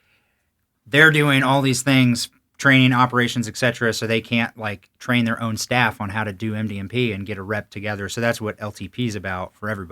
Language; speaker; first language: English; native; English